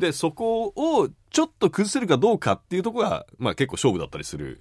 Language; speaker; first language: Japanese; native; Japanese